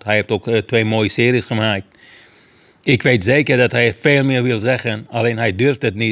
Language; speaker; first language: Dutch; non-native, fluent; Persian